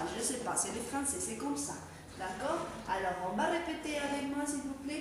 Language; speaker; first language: French; non-native, fluent; Spanish